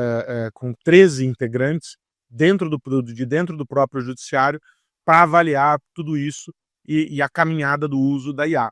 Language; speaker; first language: Portuguese; native; Portuguese